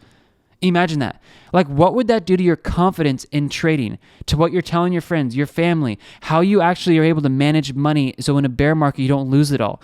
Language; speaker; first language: English; native; English